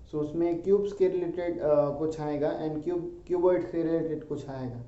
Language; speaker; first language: Hindi; non-native, local second language; Gujarati